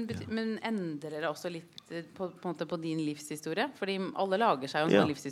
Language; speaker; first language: Norwegian; native; Norwegian